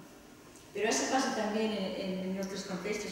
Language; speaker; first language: Spanish; non-native, fluent; English